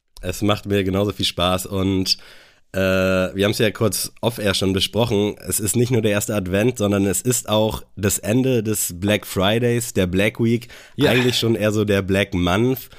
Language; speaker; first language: German; native; German